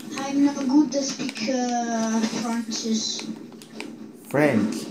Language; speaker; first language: English; non-native, learner; Spanish